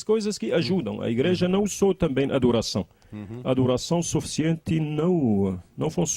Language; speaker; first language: Portuguese; non-native, learner; Arabic